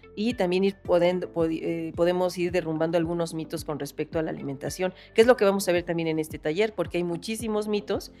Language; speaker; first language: Spanish; native; Spanish